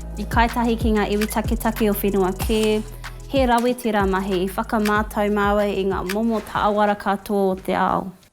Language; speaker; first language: Māori; non-native, local second language; English